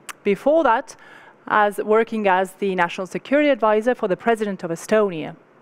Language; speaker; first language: English; non-native, fluent; Estonian